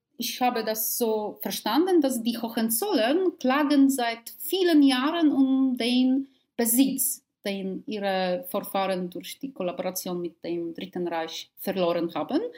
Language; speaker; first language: German; non-native, fluent; Polish